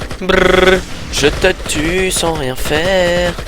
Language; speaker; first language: French; native; French